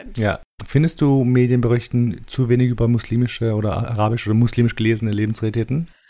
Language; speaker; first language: German; early bilingual, other home language; Albanian